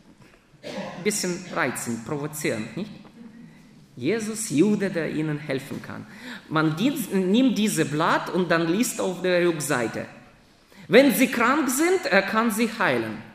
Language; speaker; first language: German; non-native, fluent; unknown